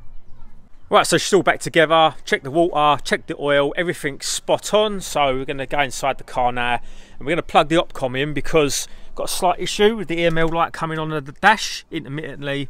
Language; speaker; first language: English; native; English